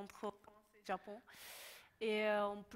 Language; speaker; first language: French; non-native, learner; Japanese